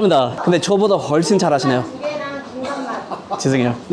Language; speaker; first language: Korean; non-native, learner; English